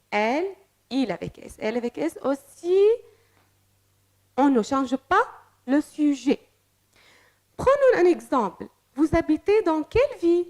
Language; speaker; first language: French; non-native, fluent; Arabic